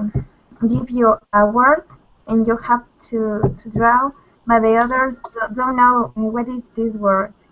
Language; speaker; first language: English; non-native, learner; Spanish